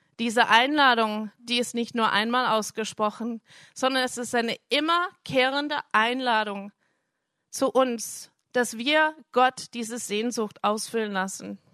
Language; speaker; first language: German; non-native, fluent; English